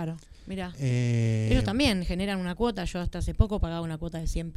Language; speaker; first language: Spanish; native; Spanish